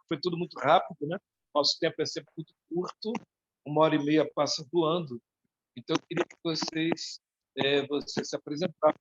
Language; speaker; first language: Portuguese; native; Portuguese